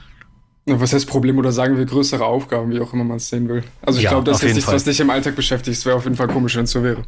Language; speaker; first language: German; native; German